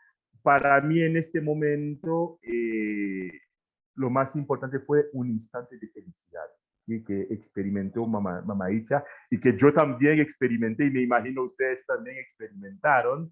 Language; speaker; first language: Spanish; non-native, fluent; Haitian Creole